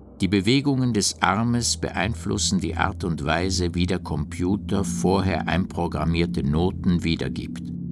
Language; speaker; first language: German; native; German